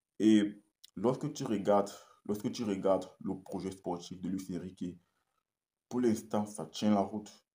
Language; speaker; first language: French; native; French